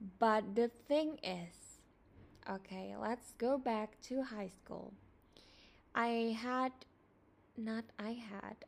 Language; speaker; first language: English; non-native, fluent; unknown